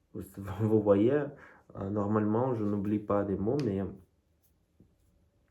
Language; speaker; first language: French; non-native, fluent; Russian